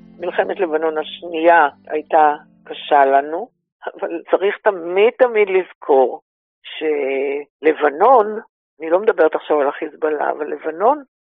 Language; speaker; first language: Hebrew; native; Hebrew